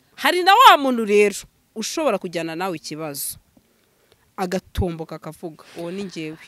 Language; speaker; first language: Kinyarwanda; native; Kinyarwanda